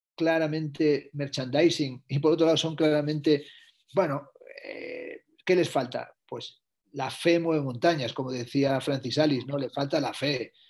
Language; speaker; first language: Spanish; native; Spanish